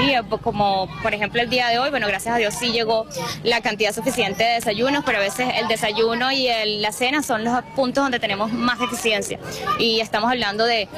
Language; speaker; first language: Spanish; native; Spanish